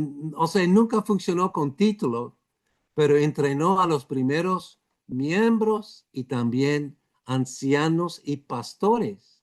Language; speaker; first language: Spanish; non-native, fluent; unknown